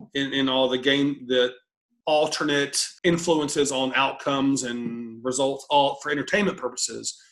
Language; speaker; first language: English; native; English